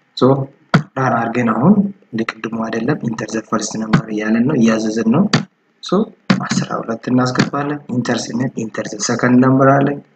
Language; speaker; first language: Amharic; non-native, local second language; Oromo